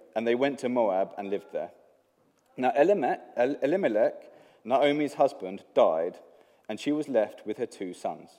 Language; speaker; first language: English; native; English